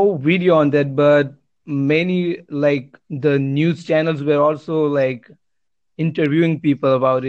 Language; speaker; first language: English; non-native, local second language; Gujarati